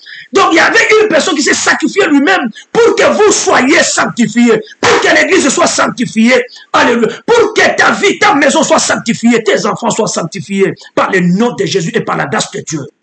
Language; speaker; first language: French; non-native, local second language; Lingala